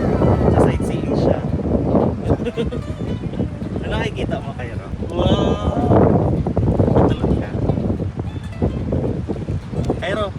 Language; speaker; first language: Filipino; non-native, local second language; Bikol